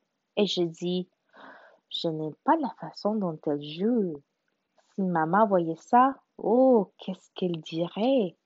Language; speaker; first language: French; non-native, learner; Spanish